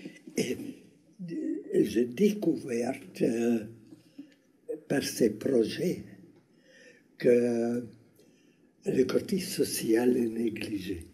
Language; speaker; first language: French; non-native, learner; Hungarian